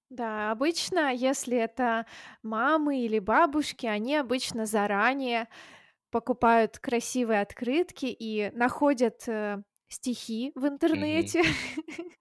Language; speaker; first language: Russian; native; Russian